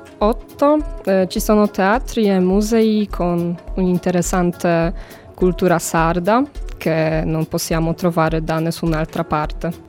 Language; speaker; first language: Italian; non-native, fluent; Polish